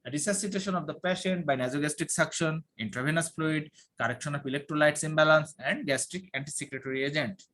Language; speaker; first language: English; non-native, local second language; Bangla